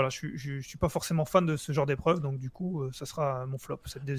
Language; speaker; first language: French; native; French